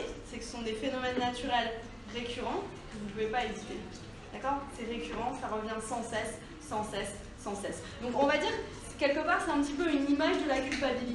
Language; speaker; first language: French; native; French